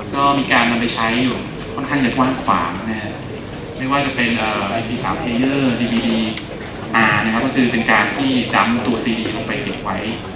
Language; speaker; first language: Thai; native; Thai